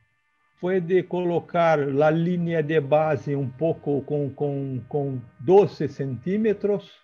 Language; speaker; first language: Spanish; non-native, learner; Portuguese